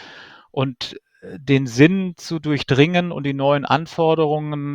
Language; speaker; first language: German; native; German